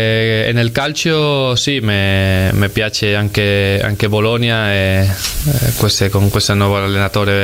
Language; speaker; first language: Italian; non-native, fluent; Spanish